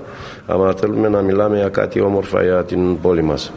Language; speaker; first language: Greek; non-native, fluent; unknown